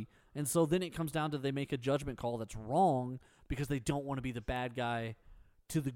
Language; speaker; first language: English; native; English